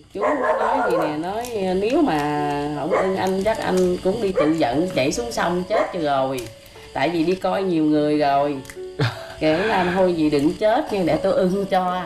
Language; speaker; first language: Vietnamese; non-native, fluent; Khmer